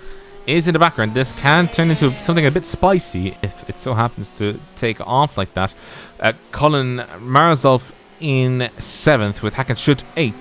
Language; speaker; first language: English; native; English